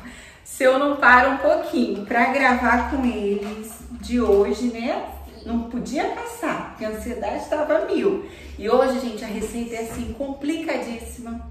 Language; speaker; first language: Portuguese; native; Portuguese